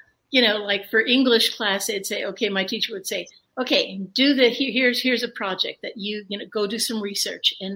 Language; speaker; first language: English; early bilingual, other home language; Spanish